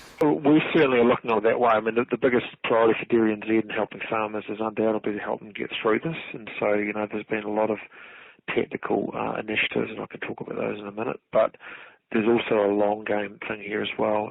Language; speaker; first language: English; native; English